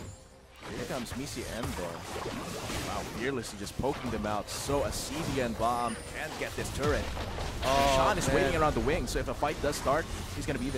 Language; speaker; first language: English; non-native, local second language; Filipino